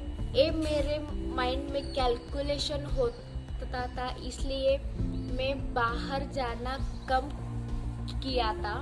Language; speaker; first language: Hindi; non-native, local second language; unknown